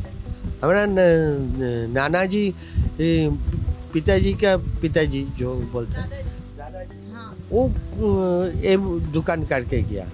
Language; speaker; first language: Hindi; non-native, local second language; Bangla